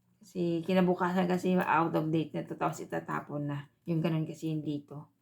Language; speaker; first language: Filipino; native; Filipino